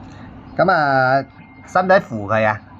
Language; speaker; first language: Cantonese; native; Cantonese